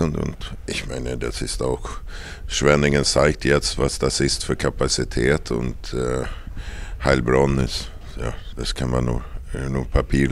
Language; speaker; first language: German; non-native, fluent; Swedish